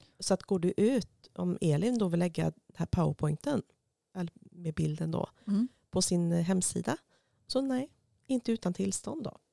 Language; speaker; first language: Swedish; native; Swedish